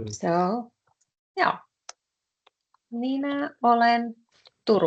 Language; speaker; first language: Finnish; non-native, fluent; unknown